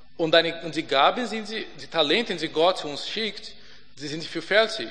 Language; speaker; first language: German; non-native, fluent; Portuguese